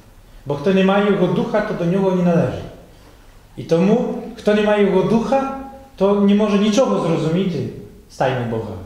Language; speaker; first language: Ukrainian; non-native, fluent; Polish